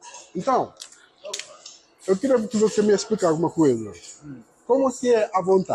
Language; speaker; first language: Portuguese; non-native, fluent; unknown